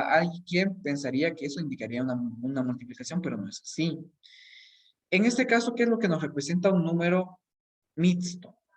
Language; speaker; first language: Spanish; native; Spanish